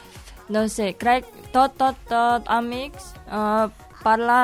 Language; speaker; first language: Catalan; non-native, learner; Indonesian